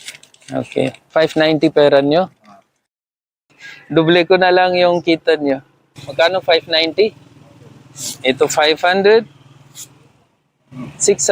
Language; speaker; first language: Filipino; non-native, learner; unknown